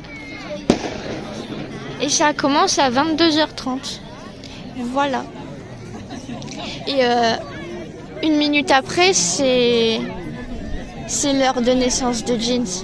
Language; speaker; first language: French; native; French